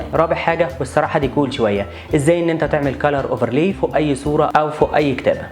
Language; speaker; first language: Arabic; native; Arabic